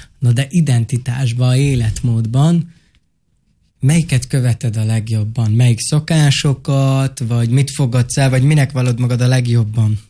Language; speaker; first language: Hungarian; native; Hungarian